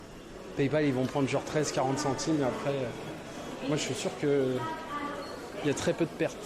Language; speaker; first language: French; native; French